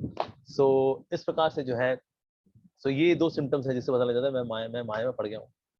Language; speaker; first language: Hindi; native; Hindi